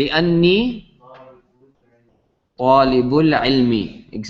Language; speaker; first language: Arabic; non-native, fluent; English